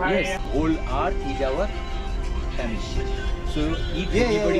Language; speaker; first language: English; non-native, local second language; Odia